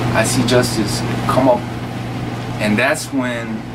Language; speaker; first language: English; native; English